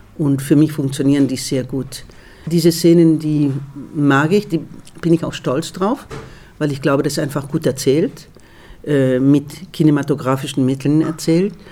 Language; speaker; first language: German; non-native, fluent; Spanish